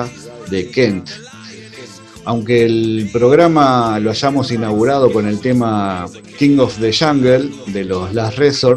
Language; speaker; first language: Spanish; native; Spanish